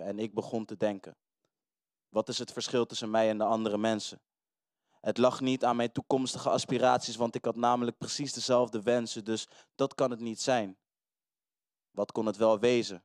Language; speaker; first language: Dutch; native; Dutch